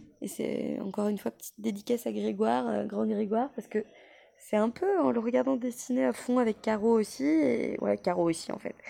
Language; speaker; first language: French; native; French